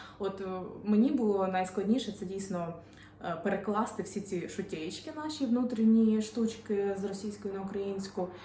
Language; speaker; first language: Ukrainian; non-native, local second language; Russian